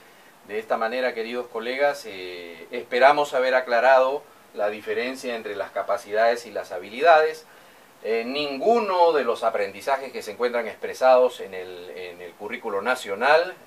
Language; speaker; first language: Spanish; native; Spanish